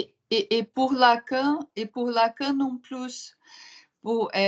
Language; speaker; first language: French; non-native, fluent; Portuguese